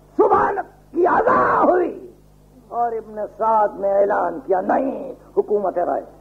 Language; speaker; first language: Urdu; native; Urdu